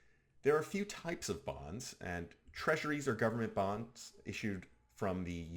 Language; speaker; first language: English; native; English